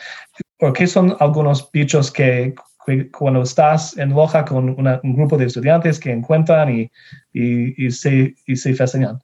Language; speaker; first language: Spanish; non-native, fluent; English